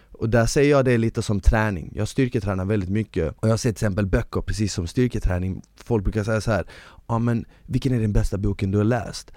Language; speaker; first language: Swedish; early bilingual, other home language; Bosnian